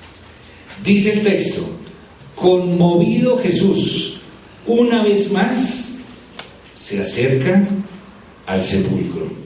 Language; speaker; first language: Spanish; native; Spanish